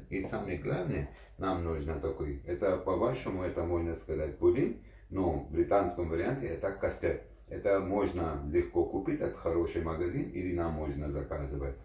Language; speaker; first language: Russian; non-native, learner; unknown